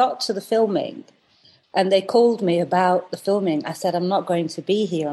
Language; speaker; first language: English; native; English